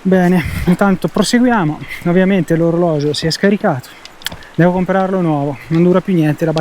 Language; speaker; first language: Italian; native; Italian